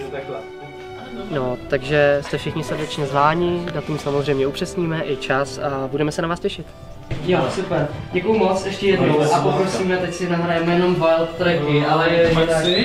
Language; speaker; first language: Czech; native; Czech